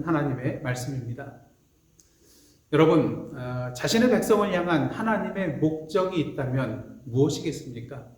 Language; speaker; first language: Korean; native; Korean